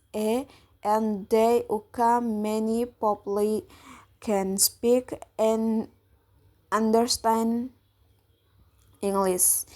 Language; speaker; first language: English; non-native, learner; Indonesian